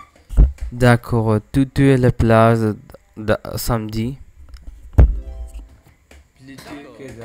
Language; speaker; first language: French; non-native, learner; English